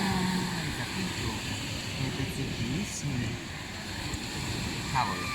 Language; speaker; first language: Italian; native; Italian